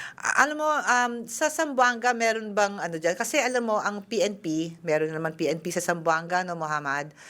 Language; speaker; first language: Filipino; native; Filipino